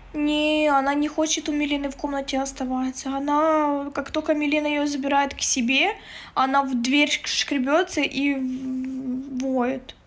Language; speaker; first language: Russian; non-native, local second language; Ukrainian